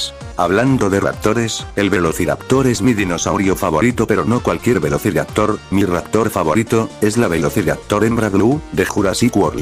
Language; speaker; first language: Spanish; native; Spanish